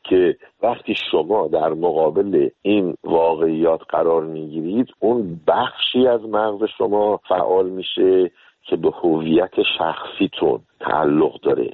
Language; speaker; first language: Persian; native; Persian